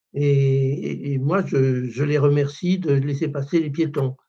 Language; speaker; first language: French; native; French